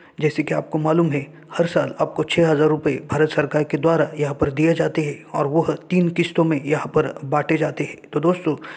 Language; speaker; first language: Hindi; non-native, local second language; Marathi